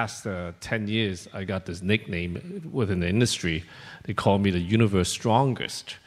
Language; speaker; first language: English; non-native, local second language; Cantonese